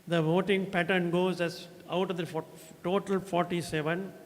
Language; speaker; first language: English; non-native, local second language; Sinhala